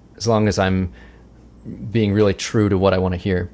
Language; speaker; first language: English; native; English